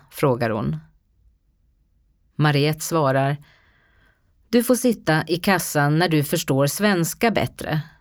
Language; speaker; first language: Swedish; native; Swedish